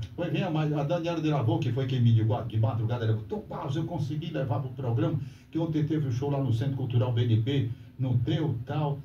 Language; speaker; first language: Portuguese; native; Portuguese